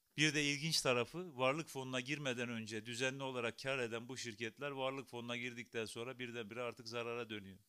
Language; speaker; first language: Turkish; native; Turkish